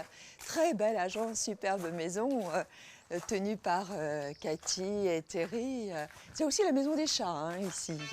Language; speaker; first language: French; native; French